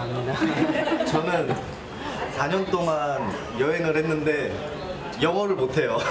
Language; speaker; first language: Korean; non-native, learner; Thai